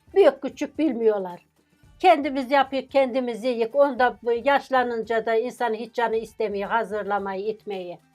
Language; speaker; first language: Turkish; native; Turkish